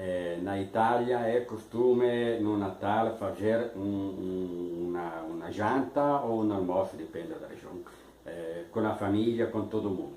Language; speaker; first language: Portuguese; non-native, fluent; Italian